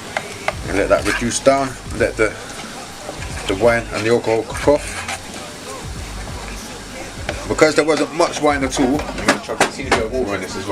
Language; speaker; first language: English; native; English